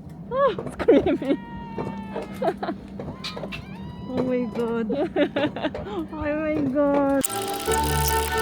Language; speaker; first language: English; non-native, learner; Japanese